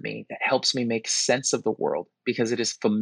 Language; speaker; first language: English; native; English